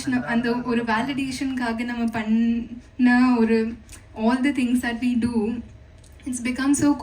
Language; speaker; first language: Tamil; non-native, fluent; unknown